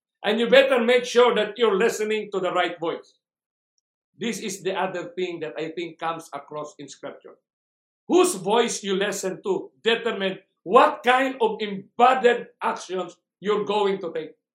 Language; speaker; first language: English; non-native, local second language; Filipino